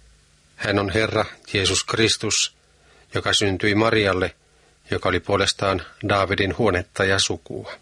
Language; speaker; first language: Finnish; native; Finnish